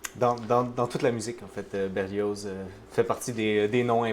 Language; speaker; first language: French; native; French